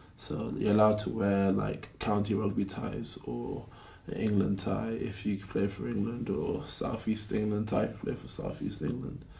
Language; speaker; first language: English; native; English